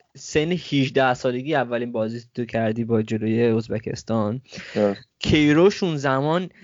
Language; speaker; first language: Persian; early bilingual, heritage; Persian